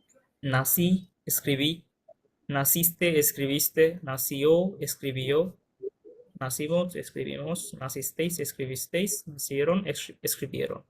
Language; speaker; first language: Spanish; non-native, fluent; Bangla